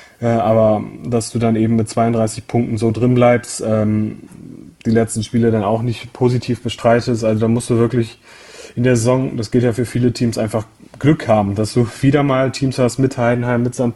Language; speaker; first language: German; native; German